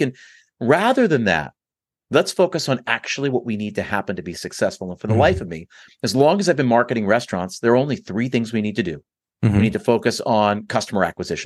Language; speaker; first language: English; native; English